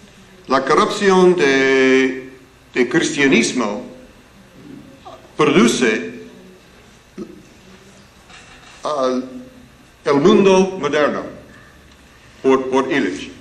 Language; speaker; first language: Spanish; non-native, learner; English